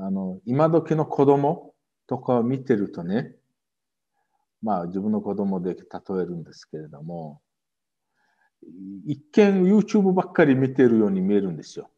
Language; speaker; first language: Japanese; non-native, fluent; Mongolian